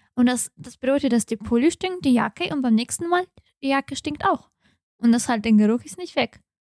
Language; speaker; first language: German; non-native, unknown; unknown